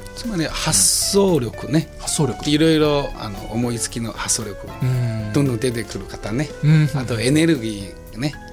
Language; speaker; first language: Japanese; non-native, fluent; Chinese